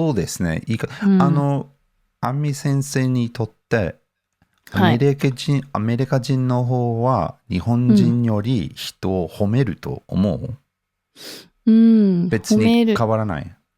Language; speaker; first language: Japanese; non-native, learner; English